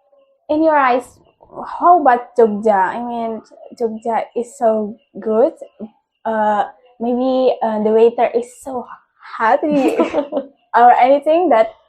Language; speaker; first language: English; non-native, local second language; Indonesian